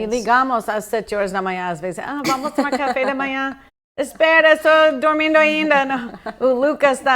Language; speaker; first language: Portuguese; non-native, fluent; English